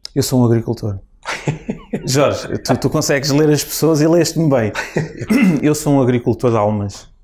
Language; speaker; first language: Portuguese; native; Portuguese